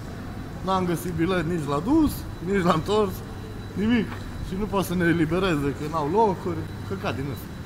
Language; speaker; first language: Romanian; native; Romanian